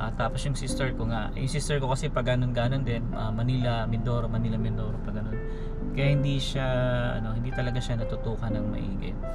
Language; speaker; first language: Filipino; native; Filipino